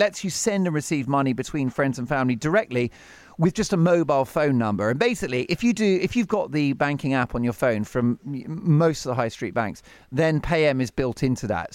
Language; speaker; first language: English; native; English